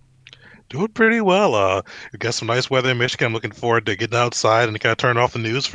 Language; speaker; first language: English; native; English